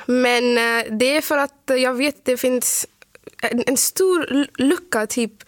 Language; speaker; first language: Swedish; non-native, fluent; Urdu